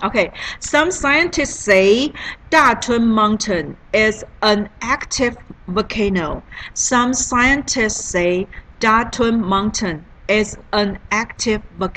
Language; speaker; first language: English; non-native, learner; Chinese